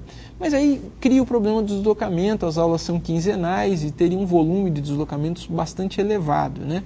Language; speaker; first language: Portuguese; native; Portuguese